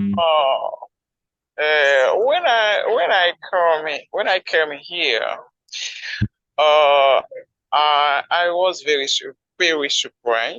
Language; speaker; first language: English; non-native, learner; Haitian Creole